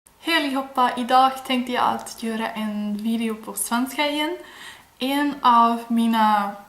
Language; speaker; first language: Swedish; non-native, learner; Dutch